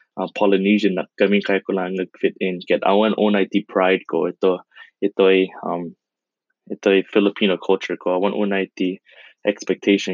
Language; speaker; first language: English; non-native, local second language; Iloko